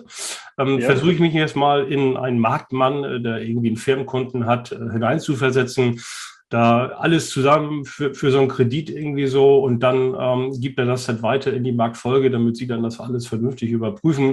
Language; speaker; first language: German; native; German